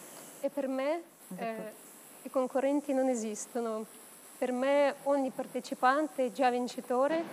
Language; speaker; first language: Italian; non-native, fluent; Ukrainian